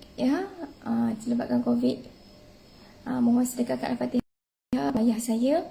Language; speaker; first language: Malay; native; Malay